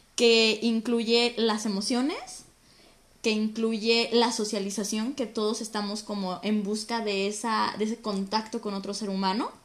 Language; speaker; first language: Spanish; native; Spanish